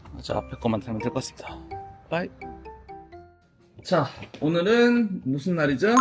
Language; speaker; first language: Korean; native; Korean